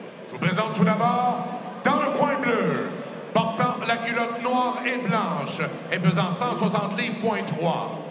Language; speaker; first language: French; native; French